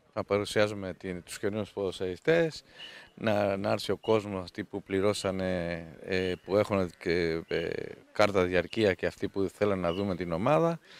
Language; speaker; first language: Greek; non-native, fluent; Spanish